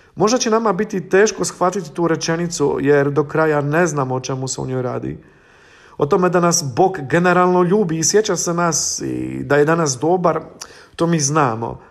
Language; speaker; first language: Croatian; non-native, fluent; Polish